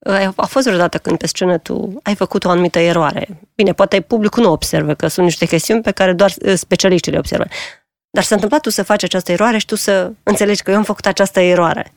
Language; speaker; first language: Romanian; native; Romanian